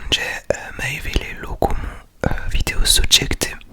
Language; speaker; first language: Turkish; non-native, learner; French